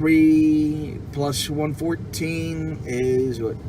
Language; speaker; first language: English; native; English